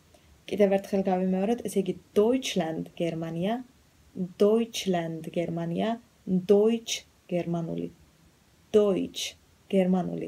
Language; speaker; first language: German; non-native, fluent; Georgian